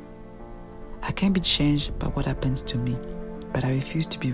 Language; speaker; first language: English; non-native, fluent; French